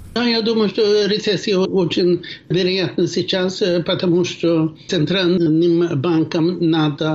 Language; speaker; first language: Russian; non-native, fluent; Swedish